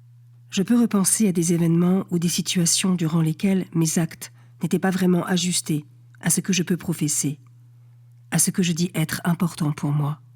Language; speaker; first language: French; native; French